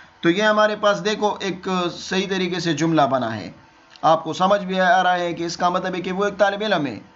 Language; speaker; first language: Urdu; non-native, local second language; Pashto